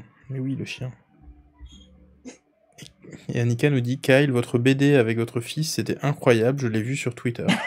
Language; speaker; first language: French; native; French